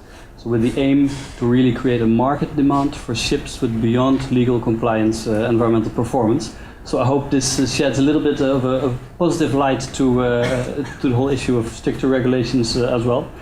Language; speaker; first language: English; non-native, fluent; Dutch